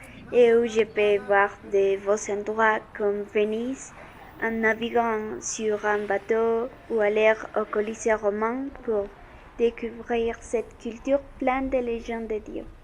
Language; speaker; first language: French; non-native, learner; Spanish